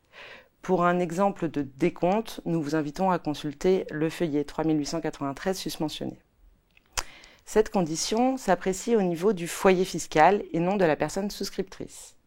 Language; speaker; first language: French; native; French